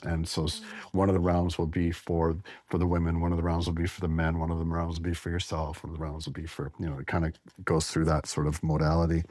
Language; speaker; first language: English; native; English